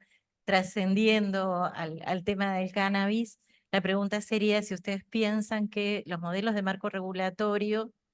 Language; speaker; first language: Spanish; native; Spanish